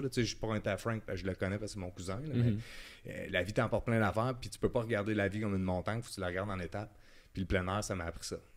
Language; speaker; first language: French; native; French